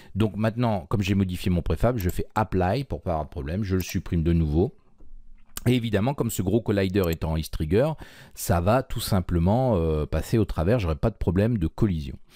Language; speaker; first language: French; native; French